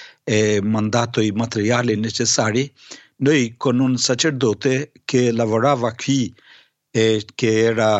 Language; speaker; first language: Italian; non-native, fluent; Albanian